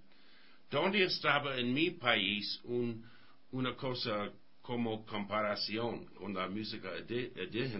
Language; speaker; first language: Spanish; non-native, learner; English